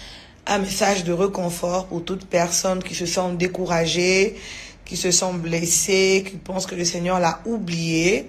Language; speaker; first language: French; non-native, local second language; Lingala